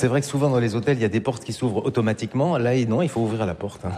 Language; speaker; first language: French; native; French